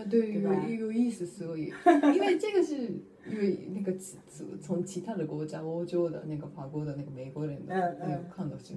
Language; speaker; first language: Chinese; non-native, learner; Japanese